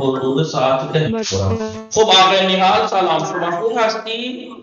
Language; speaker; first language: Persian; non-native, fluent; Urdu